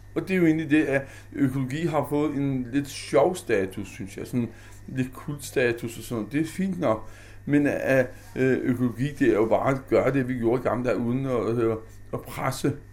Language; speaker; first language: Danish; native; Danish